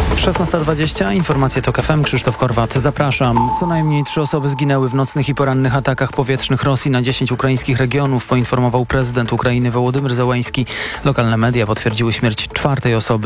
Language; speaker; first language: Polish; native; Polish